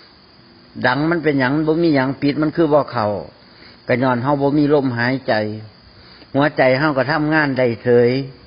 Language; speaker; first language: Thai; native; Thai